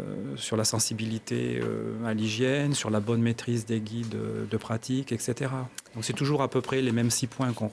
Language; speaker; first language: French; native; French